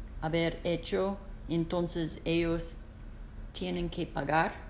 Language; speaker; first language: Spanish; non-native, learner; English